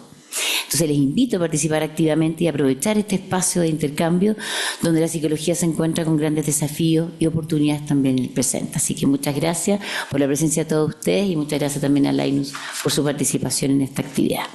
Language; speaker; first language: Spanish; native; Spanish